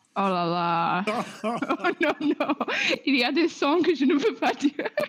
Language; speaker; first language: French; non-native, learner; English